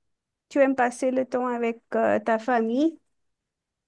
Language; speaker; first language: French; non-native, fluent; Hindi